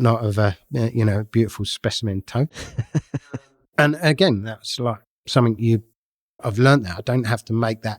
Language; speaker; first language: English; native; English